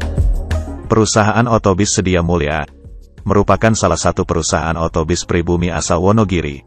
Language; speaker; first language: Indonesian; native; Indonesian